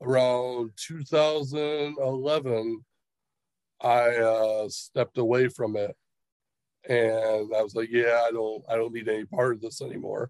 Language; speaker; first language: English; native; English